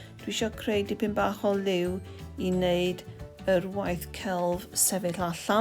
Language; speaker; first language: Welsh; non-native, learner; English